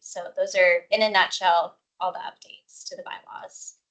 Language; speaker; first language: English; native; English